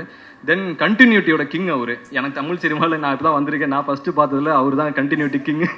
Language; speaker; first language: Tamil; native; Tamil